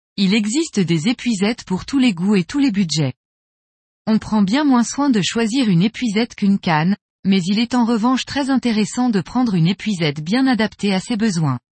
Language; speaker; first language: French; native; French